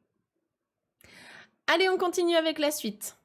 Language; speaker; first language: French; native; French